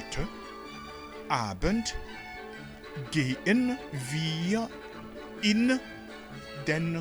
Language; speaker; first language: German; non-native, fluent; Rundi